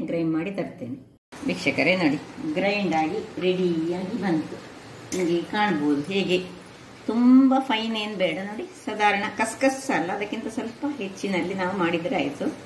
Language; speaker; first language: Kannada; non-native, local second language; Tulu